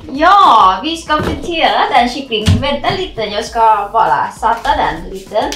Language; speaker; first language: Swedish; non-native, learner; Thai